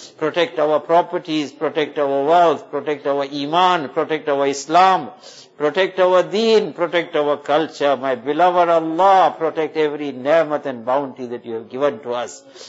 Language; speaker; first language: English; native; English